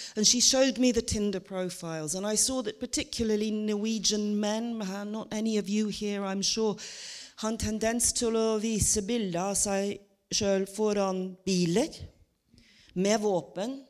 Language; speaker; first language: Norwegian; non-native, fluent; English